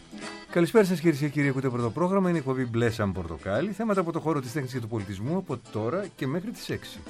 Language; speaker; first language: Greek; native; Greek